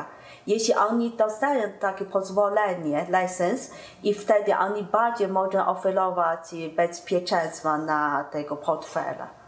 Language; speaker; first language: Polish; non-native, learner; Chinese